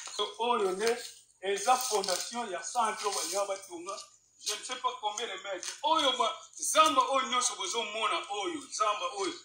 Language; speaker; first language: Lingala; non-native, local second language; Kongo